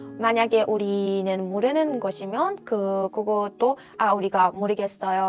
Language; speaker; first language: Korean; non-native, fluent; Persian